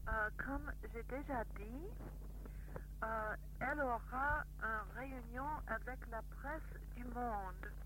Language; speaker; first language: French; non-native, fluent; English